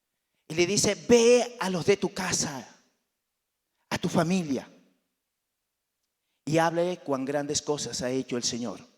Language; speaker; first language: Spanish; native; Spanish